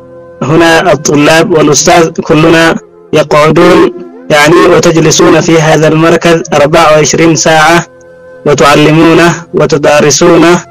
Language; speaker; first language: Arabic; non-native, learner; Oromo